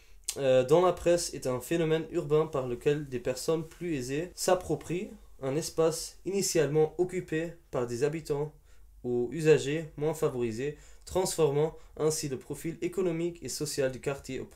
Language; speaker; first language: French; non-native, fluent; German